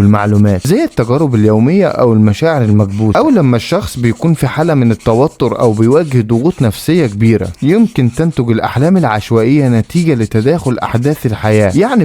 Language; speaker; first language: Arabic; native; Arabic